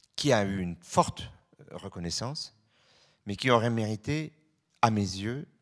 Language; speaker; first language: French; native; French